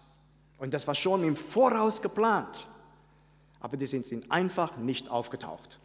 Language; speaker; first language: German; non-native, fluent; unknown